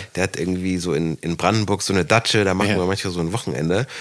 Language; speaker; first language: German; native; German